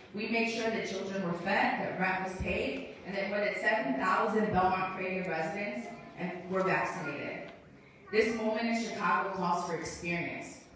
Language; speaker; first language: English; early bilingual, other home language; Spanish